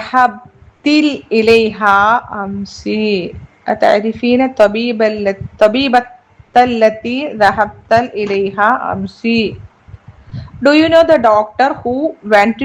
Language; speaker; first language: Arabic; non-native, fluent; Malayalam